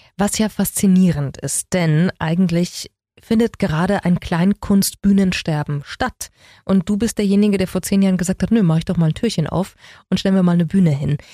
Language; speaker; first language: German; native; German